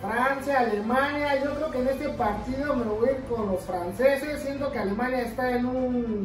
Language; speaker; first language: Spanish; native; Spanish